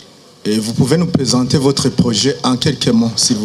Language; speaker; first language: French; non-native, local second language; Rundi